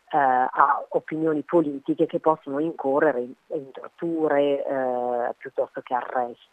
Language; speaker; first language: Italian; native; Italian